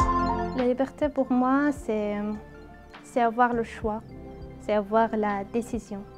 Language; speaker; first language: French; non-native, learner; Arabic